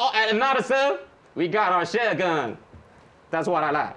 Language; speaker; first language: English; non-native, fluent; Chinese